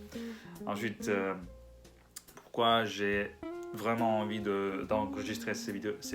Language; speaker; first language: French; non-native, learner; Russian